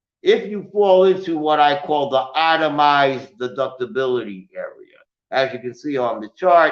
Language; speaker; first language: English; native; English